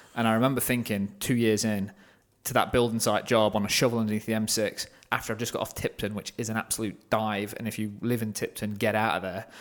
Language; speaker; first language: English; native; English